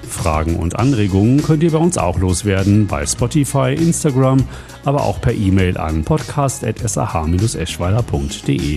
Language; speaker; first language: German; native; German